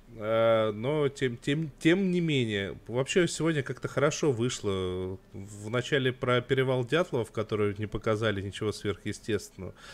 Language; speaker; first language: Russian; native; Russian